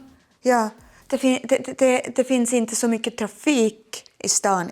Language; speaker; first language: Swedish; non-native, fluent; Estonian